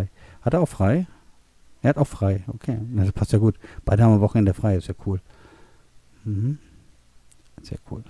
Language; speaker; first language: German; native; German